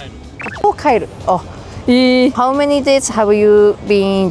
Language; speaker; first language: English; non-native, learner; Japanese